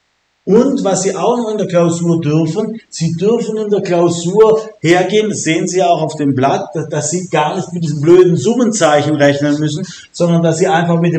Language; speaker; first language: German; native; German